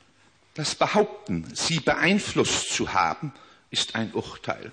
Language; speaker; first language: German; native; German